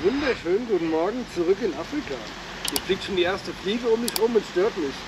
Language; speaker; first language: German; native; German